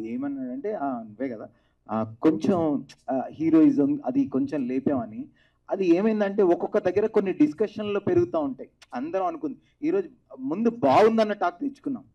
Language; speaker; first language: Telugu; native; Telugu